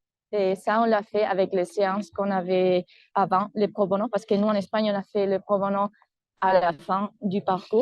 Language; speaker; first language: French; non-native, fluent; Spanish